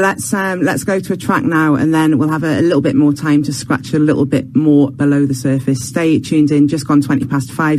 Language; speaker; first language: English; native; English